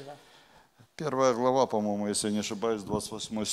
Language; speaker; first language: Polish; non-native, learner; Russian